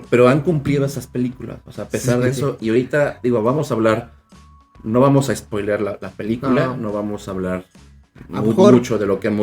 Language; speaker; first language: Spanish; native; Spanish